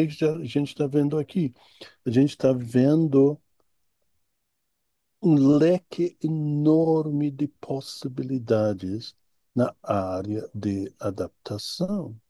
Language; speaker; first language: Portuguese; non-native, fluent; English